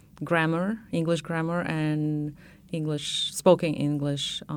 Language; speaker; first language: English; non-native, fluent; Ukrainian